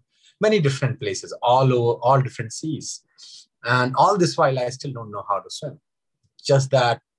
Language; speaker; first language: English; non-native, local second language; Hindi